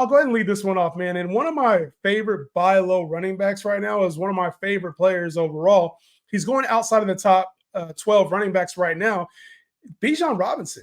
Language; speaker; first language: English; native; English